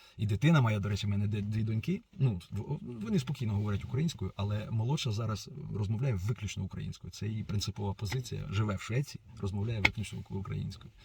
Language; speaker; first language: Ukrainian; non-native, local second language; Russian